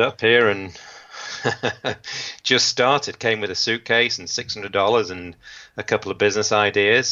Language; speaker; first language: English; native; English